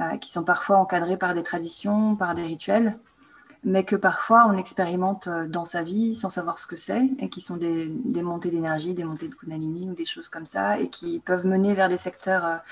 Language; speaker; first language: French; native; French